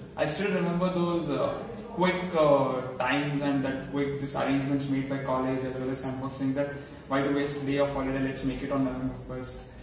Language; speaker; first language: English; non-native, local second language; Kannada